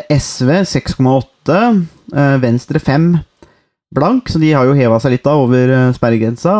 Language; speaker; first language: Norwegian; native; Norwegian